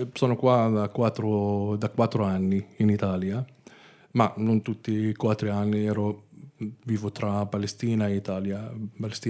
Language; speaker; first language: Italian; non-native, learner; Arabic